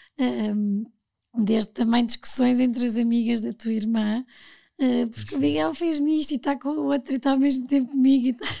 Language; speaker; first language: Portuguese; native; Portuguese